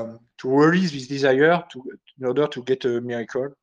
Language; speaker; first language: English; non-native, learner; French